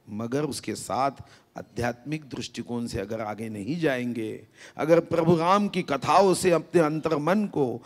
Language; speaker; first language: Hindi; non-native, local second language; Marathi